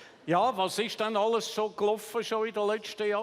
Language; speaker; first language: German; native; German